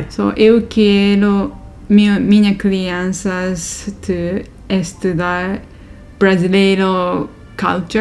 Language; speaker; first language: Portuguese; non-native, learner; Japanese